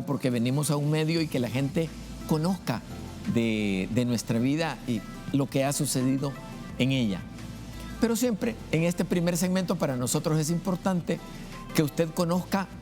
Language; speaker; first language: Spanish; native; Spanish